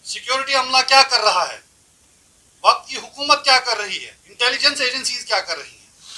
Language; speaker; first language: Hindi; non-native, local second language; Kashmiri